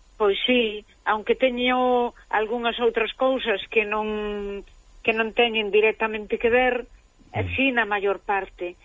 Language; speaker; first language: Galician; native; Galician